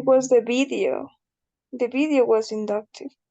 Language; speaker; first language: English; non-native, learner; Spanish